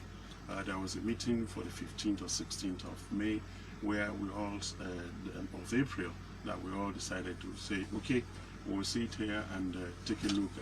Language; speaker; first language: English; non-native, local second language; Yoruba